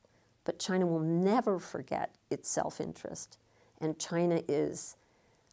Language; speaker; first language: English; native; English